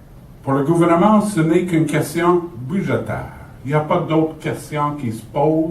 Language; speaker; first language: French; native; French